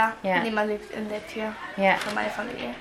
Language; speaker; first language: German; early bilingual, other home language; Croatian